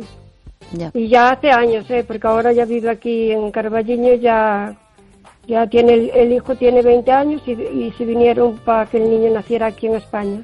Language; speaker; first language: Spanish; native; Spanish